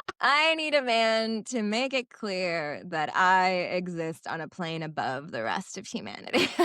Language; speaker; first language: English; native; English